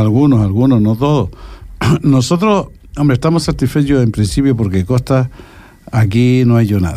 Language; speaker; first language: Spanish; native; Spanish